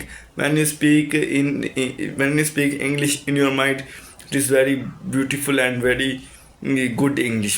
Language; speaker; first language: English; non-native, learner; Urdu